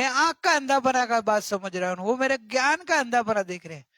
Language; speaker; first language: Hindi; non-native, local second language; Gujarati